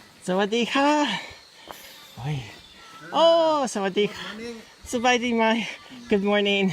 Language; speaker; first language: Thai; non-native, learner; English